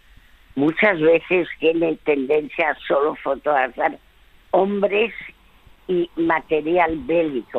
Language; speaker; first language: Spanish; early bilingual, other home language; French